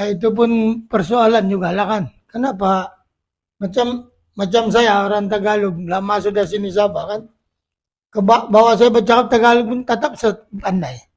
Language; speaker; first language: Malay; non-native, local second language; Filipino